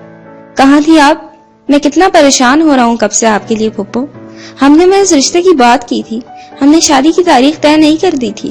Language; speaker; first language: Urdu; native; Urdu